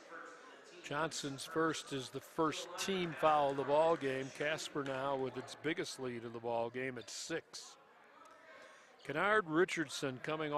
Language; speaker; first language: English; native; English